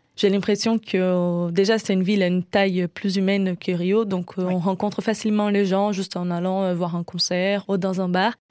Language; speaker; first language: French; non-native, fluent; Portuguese